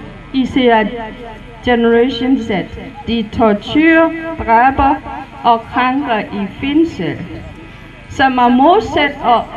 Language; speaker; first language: Danish; non-native, learner; Burmese